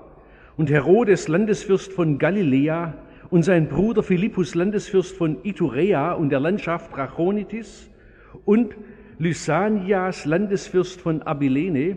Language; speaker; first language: German; native; German